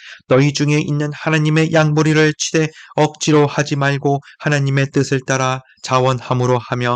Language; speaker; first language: Korean; native; Korean